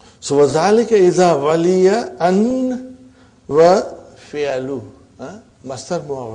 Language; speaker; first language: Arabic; non-native, fluent; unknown